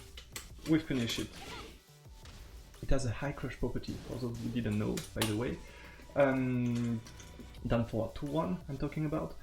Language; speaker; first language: English; non-native, fluent; French